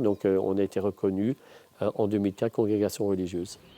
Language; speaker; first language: French; native; French